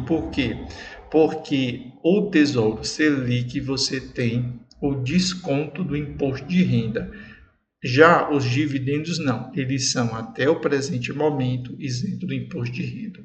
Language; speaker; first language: Portuguese; native; Portuguese